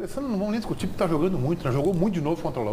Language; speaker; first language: Portuguese; native; Portuguese